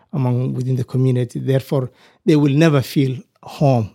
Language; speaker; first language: English; non-native, fluent; Somali